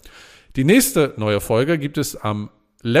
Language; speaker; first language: German; native; German